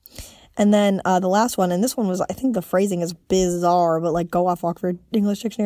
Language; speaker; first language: English; native; English